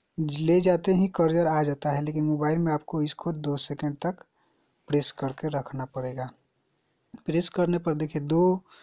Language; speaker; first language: Hindi; native; Hindi